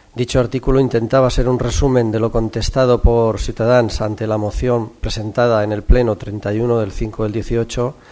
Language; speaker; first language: Spanish; non-native, local second language; Catalan